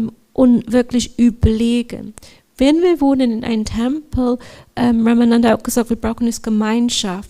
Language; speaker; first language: German; non-native, learner; English